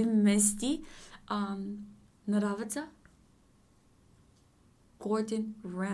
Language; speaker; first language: Russian; non-native, learner; English